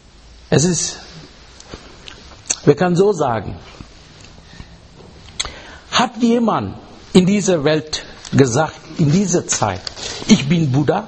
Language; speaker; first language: German; non-native, fluent; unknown